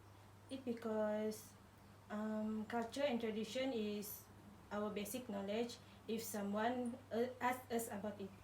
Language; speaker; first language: English; non-native, local second language; Malay